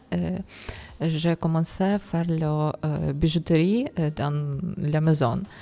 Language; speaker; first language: French; non-native, learner; Ukrainian